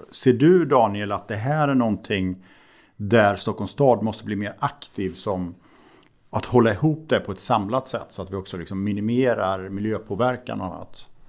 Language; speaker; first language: Swedish; native; Swedish